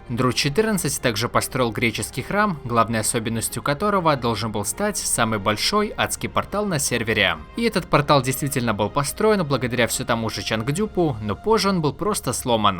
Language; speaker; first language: Russian; native; Russian